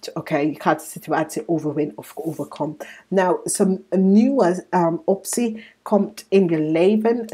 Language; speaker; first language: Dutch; non-native, learner; English